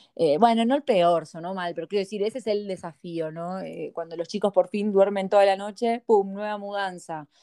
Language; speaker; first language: Spanish; native; Spanish